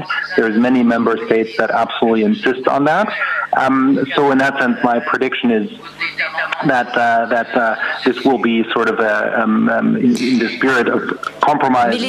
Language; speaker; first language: English; non-native, fluent; German